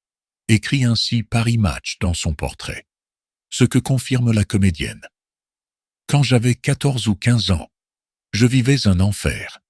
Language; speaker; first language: French; native; French